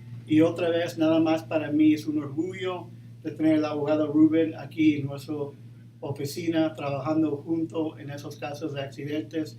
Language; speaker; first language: Spanish; early bilingual, heritage; Spanish